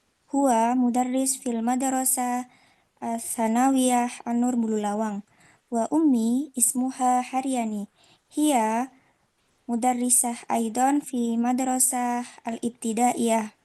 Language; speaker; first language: Arabic; non-native, learner; Indonesian